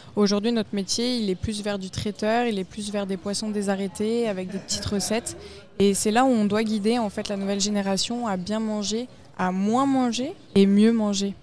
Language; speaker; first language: French; native; French